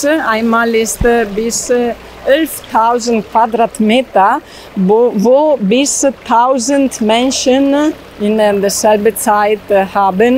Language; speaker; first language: German; non-native, learner; Italian